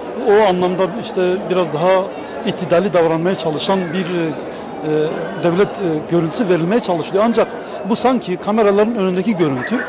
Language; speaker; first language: Turkish; native; Turkish